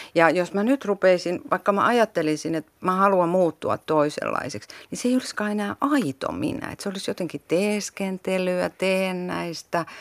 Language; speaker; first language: Finnish; native; Finnish